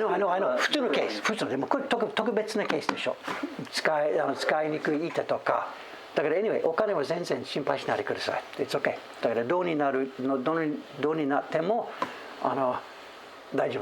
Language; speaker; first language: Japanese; non-native, fluent; English